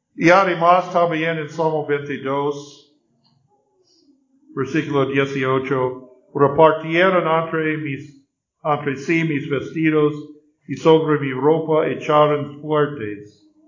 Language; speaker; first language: Spanish; non-native, learner; English